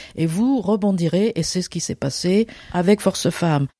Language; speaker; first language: French; native; French